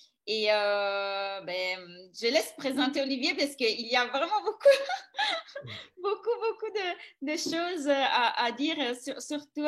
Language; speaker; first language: French; non-native, fluent; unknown